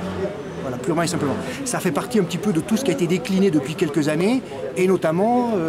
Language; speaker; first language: French; native; French